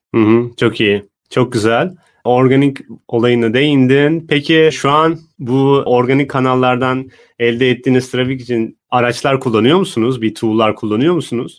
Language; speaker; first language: Turkish; native; Turkish